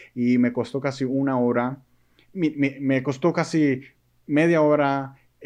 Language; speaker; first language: Spanish; early bilingual, heritage; Spanish